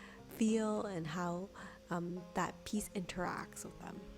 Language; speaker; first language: English; native; English